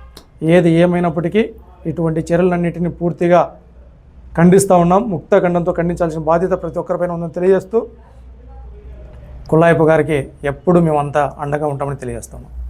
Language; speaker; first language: Telugu; native; Telugu